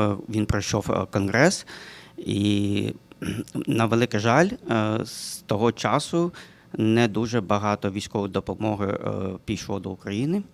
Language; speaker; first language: Ukrainian; non-native, local second language; Russian